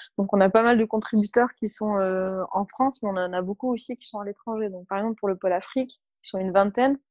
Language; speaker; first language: French; early bilingual, other home language; Arabic